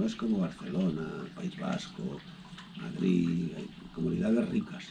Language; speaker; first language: Spanish; non-native, local second language; Galician